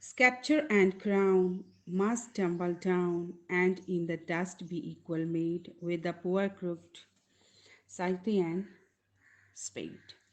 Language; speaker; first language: English; non-native, local second language; Punjabi